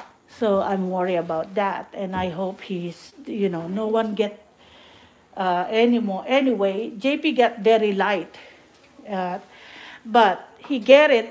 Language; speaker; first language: English; non-native, local second language; Filipino